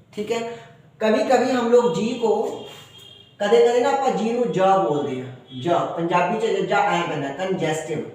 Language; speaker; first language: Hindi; non-native, local second language; Punjabi